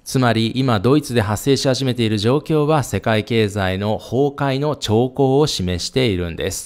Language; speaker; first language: Japanese; native; Japanese